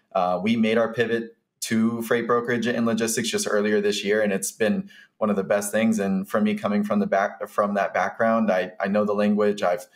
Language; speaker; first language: English; native; English